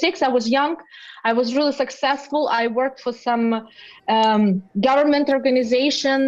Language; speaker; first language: English; non-native, learner; Russian